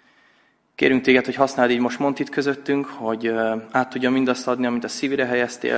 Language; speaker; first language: Hungarian; native; Hungarian